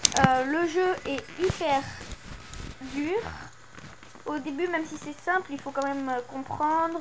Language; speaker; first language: French; native; French